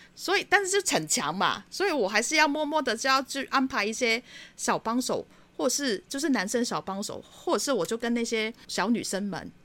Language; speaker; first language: Chinese; non-native, fluent; Cantonese